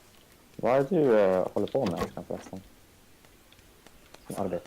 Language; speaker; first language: Swedish; native; Swedish